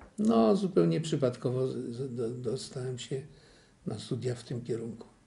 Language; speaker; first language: Polish; native; Polish